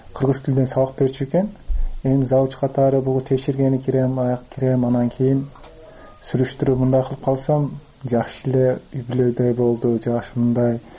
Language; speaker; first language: Kyrgyz; non-native, local second language; Uzbek